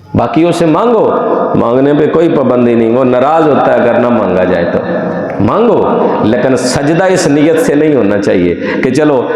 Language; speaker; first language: Urdu; non-native, local second language; Punjabi